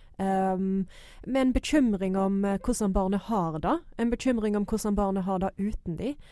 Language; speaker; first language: Norwegian; non-native, fluent; English